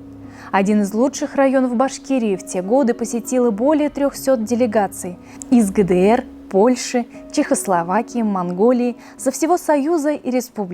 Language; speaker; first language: Russian; native; Russian